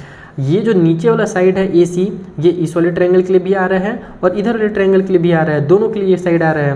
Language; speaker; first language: Hindi; native; Hindi